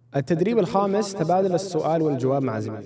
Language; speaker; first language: Arabic; non-native, fluent; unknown